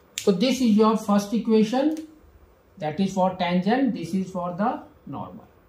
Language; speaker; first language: English; non-native, local second language; Hindi